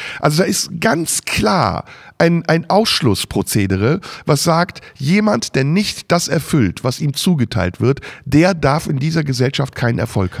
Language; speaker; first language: German; early bilingual, other home language; Turkish